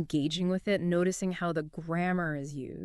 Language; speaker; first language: English; native; English